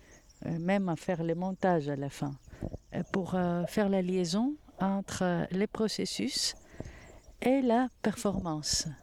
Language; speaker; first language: French; non-native, fluent; Greek